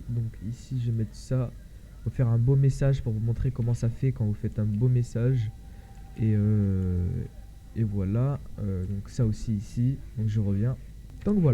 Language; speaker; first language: French; native; French